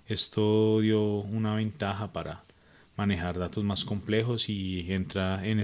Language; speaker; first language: Spanish; native; Spanish